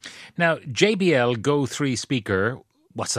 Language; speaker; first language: English; native; English